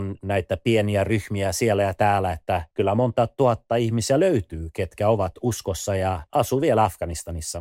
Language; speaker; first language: Finnish; early bilingual, other home language; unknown